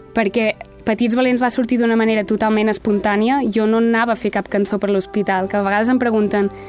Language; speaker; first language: Catalan; native; Catalan